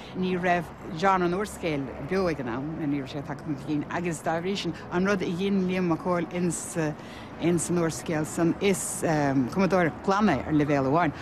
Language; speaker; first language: Irish; native; Irish